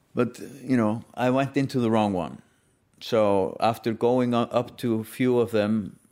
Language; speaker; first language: English; non-native, fluent; Icelandic